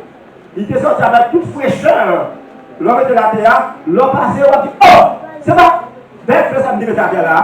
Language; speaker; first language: French; non-native, local second language; Haitian Creole